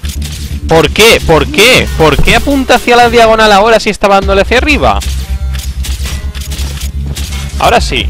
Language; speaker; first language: Spanish; native; Spanish